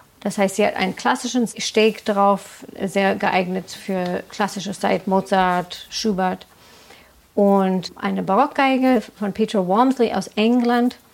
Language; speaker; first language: German; non-native, fluent; English